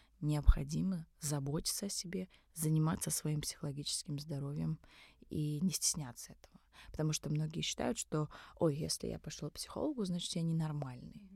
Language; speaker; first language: Russian; early bilingual, other home language; Tajik